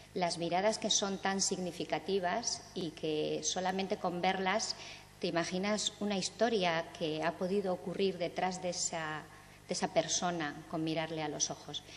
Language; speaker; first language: Spanish; native; Spanish